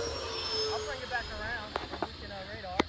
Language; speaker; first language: English; native; English